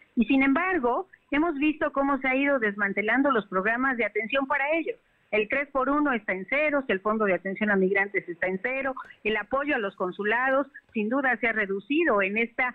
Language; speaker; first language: Spanish; native; Spanish